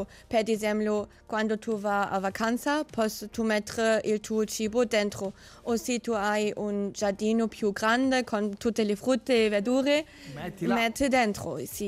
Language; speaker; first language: Italian; non-native, learner; German